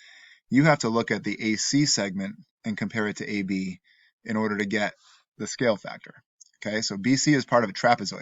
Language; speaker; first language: English; native; English